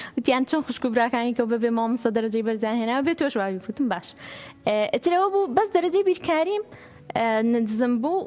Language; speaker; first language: Central Kurdish; native; Central Kurdish